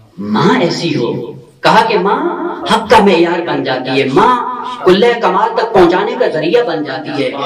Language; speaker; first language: Urdu; non-native, local second language; Punjabi